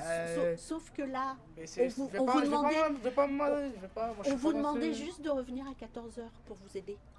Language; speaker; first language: French; native; French